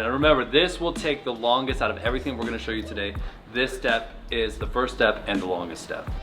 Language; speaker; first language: English; native; English